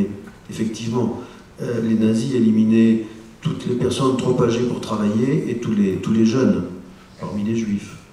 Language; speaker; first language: French; native; French